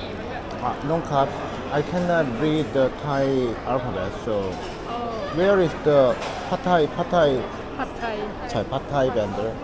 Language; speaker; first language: English; non-native, learner; Korean